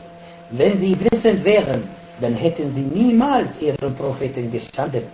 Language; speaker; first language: German; non-native, fluent; Arabic